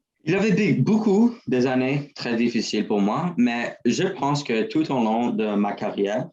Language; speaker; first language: French; non-native, learner; English